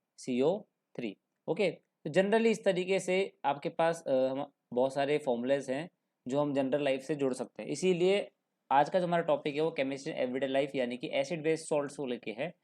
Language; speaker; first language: Hindi; native; Hindi